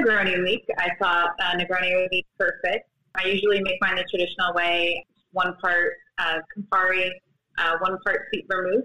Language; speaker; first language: English; native; English